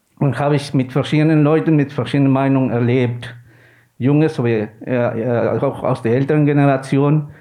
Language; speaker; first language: German; non-native, fluent; Spanish